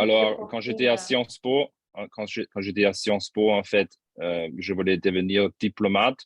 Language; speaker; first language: French; non-native, fluent; German